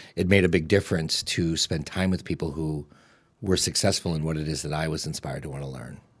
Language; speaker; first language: English; native; English